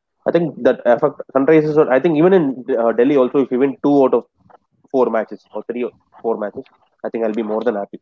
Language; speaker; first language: English; non-native, local second language; Tamil